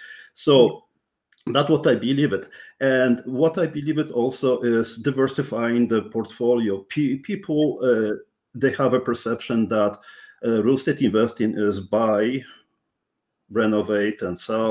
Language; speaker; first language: English; non-native, fluent; Polish